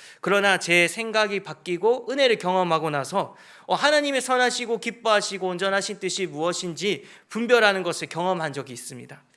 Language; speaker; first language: Korean; native; Korean